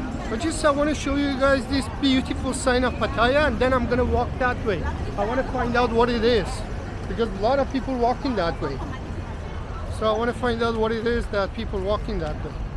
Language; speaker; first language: English; non-native, fluent; Persian